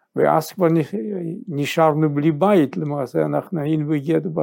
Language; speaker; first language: Hebrew; non-native, fluent; Yiddish